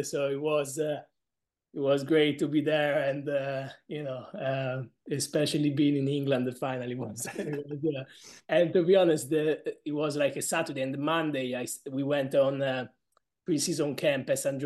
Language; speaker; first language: English; non-native, fluent; Italian